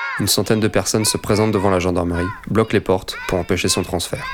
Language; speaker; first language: French; native; French